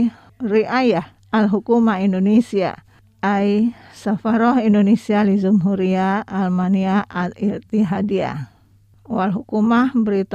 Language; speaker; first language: Arabic; non-native, fluent; Indonesian